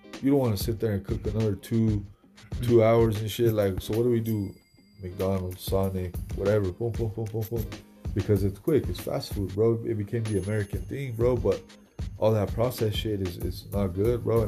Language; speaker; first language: English; early bilingual, other home language; Spanish